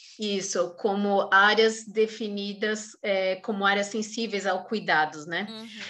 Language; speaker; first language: Portuguese; native; Portuguese